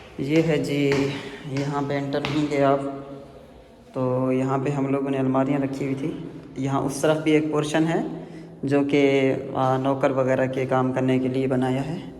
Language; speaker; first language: Urdu; non-native, local second language; Punjabi